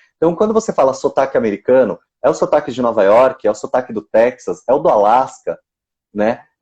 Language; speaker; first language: Portuguese; native; Portuguese